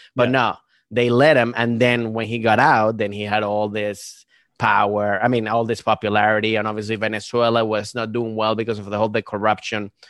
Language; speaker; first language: English; early bilingual, other home language; Spanish